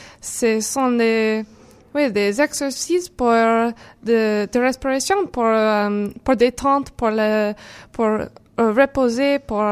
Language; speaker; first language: French; non-native, learner; English